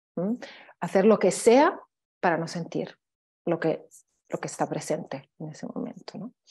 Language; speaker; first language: Spanish; native; Spanish